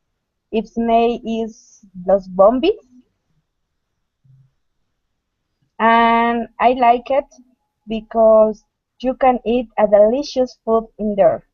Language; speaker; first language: English; non-native, learner; Spanish